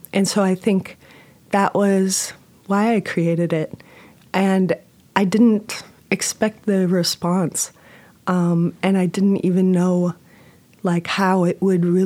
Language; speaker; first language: English; native; English